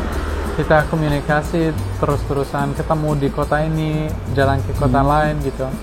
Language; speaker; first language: Indonesian; non-native, fluent; Arabic